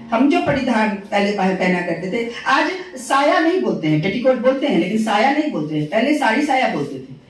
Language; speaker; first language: Hindi; non-native, local second language; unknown